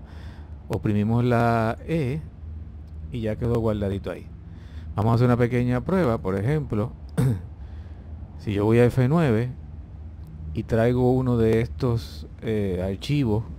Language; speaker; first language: Spanish; native; Spanish